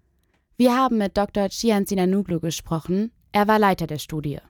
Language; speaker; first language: German; native; German